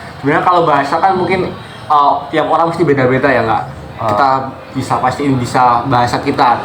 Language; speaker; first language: Indonesian; non-native, local second language; Javanese